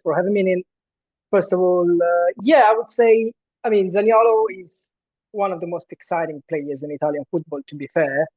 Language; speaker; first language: English; non-native, fluent; Italian